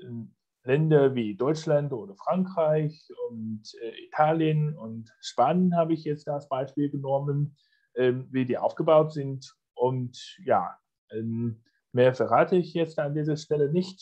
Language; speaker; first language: German; non-native, fluent; Chinese